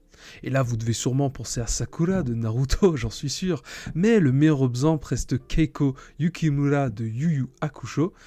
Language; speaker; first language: French; native; French